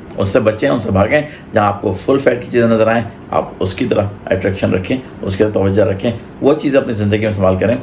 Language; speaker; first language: Urdu; native; Urdu